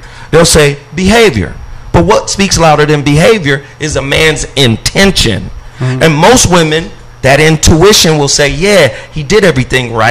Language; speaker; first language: English; native; English